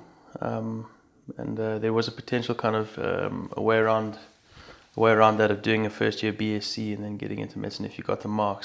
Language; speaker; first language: English; native; English